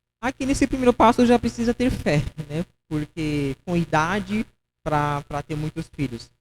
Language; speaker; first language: Portuguese; non-native, fluent; Haitian Creole